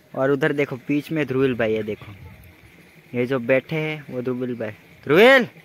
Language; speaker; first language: Hindi; non-native, local second language; Gujarati